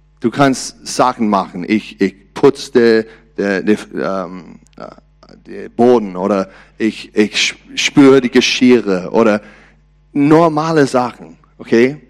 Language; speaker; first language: German; non-native, learner; English